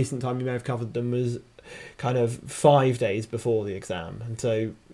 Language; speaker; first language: English; native; English